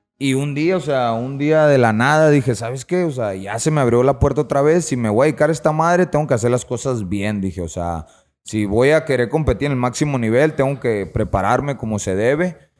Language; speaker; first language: Spanish; native; Spanish